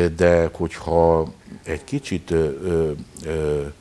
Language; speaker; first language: Hungarian; native; Hungarian